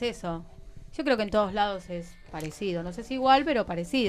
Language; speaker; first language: Spanish; native; Spanish